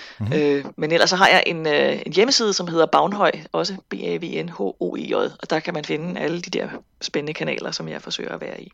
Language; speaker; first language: Danish; native; Danish